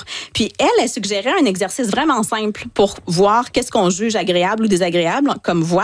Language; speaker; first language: French; native; French